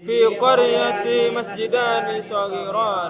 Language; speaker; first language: Arabic; non-native, learner; Indonesian